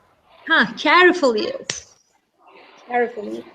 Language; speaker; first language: English; non-native, learner; Turkish